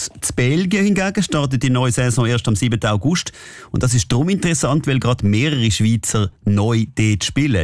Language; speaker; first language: German; native; German